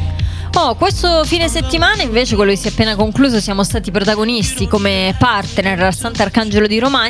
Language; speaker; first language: Italian; native; Italian